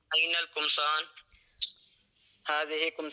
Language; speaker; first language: Arabic; non-native, learner; Urdu